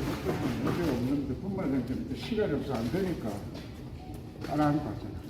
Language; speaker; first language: Korean; native; Korean